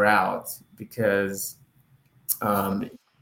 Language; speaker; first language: English; non-native, local second language; Yoruba